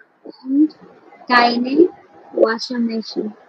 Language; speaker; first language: German; non-native, learner; Bangla